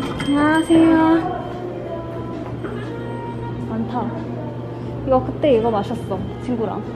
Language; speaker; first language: Korean; non-native, fluent; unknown